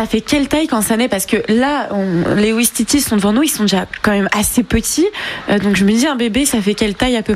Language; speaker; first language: French; native; French